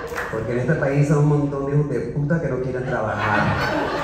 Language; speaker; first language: Spanish; early bilingual, heritage; Spanish